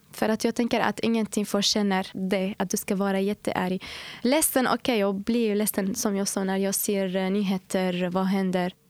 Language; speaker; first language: Swedish; non-native, fluent; Arabic